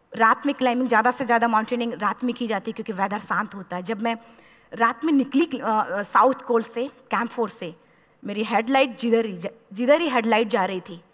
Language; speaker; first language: Hindi; native; Hindi